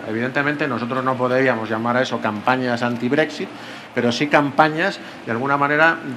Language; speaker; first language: Spanish; native; Spanish